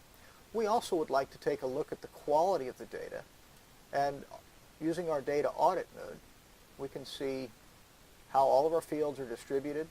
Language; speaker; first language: English; native; English